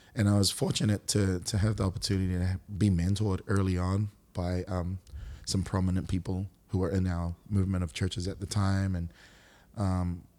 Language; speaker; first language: English; native; English